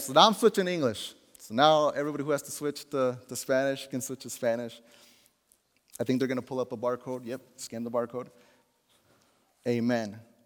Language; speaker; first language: English; early bilingual, other home language; Spanish